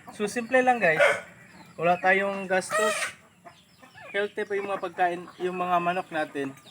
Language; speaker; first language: Filipino; non-native, local second language; Cebuano